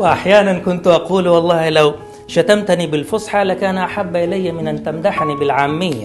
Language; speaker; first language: Arabic; non-native, fluent; Hindi